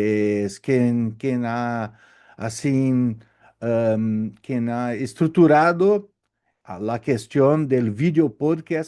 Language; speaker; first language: Spanish; non-native, learner; Portuguese